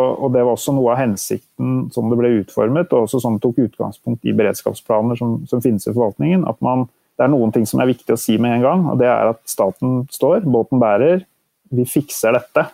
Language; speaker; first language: Norwegian; native; Norwegian